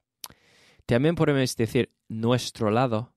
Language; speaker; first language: Spanish; non-native, fluent; English